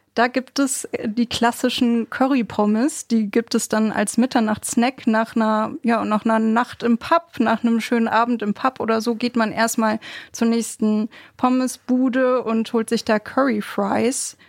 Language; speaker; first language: German; native; German